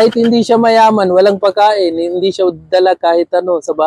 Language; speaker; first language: Filipino; non-native, learner; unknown